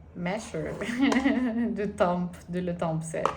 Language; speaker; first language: French; non-native, learner; Spanish